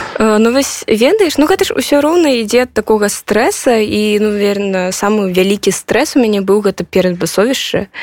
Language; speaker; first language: Belarusian; non-native, local second language; Russian